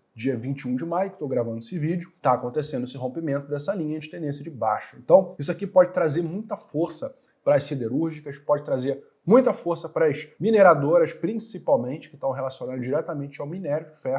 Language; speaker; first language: Portuguese; native; Portuguese